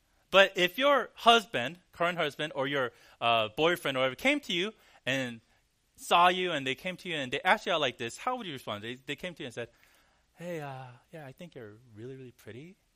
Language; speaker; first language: English; early bilingual, other home language; Korean